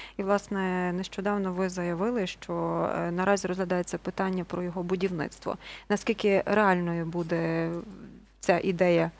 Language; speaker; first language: Ukrainian; native; Ukrainian